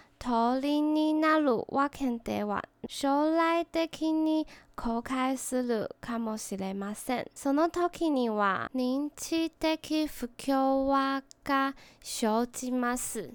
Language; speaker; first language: Japanese; non-native, learner; Chinese